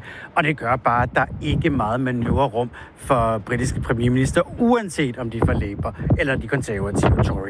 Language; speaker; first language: Danish; native; Danish